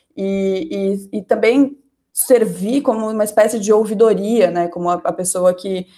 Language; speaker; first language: Portuguese; native; Portuguese